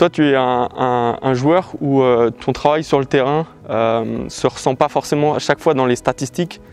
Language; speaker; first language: French; native; French